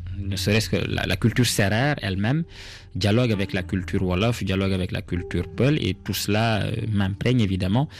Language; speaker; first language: French; non-native, local second language; Serer